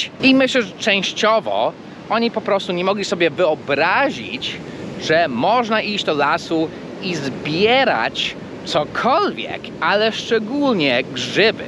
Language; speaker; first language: Polish; early bilingual, heritage; Polish